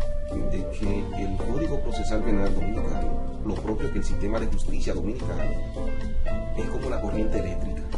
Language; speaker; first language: Spanish; native; Spanish